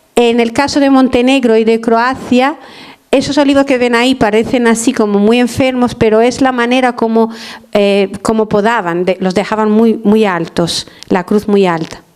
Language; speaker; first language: Spanish; non-native, fluent; Albanian